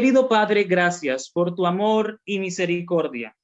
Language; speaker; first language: Spanish; native; Spanish